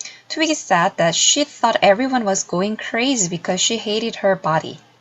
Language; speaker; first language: English; non-native, fluent; Korean